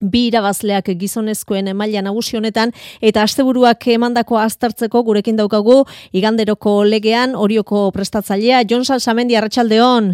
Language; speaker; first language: Basque; native; Basque